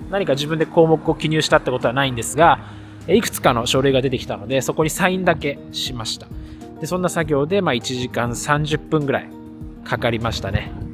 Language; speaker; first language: Japanese; native; Japanese